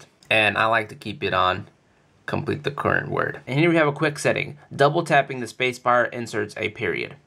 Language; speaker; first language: English; native; English